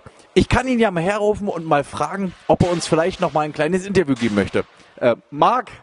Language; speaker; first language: German; native; German